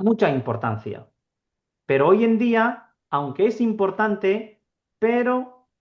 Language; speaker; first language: Spanish; non-native, fluent; Urdu